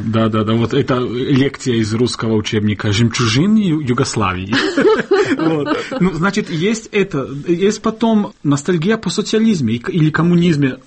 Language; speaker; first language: Russian; non-native, fluent; Bosnian